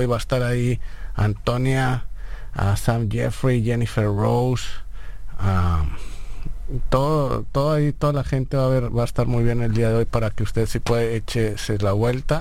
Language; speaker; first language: Spanish; native; Spanish